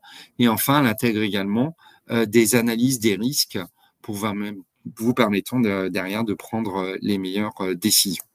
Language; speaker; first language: French; native; French